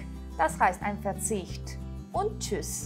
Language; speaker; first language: German; non-native, fluent; Russian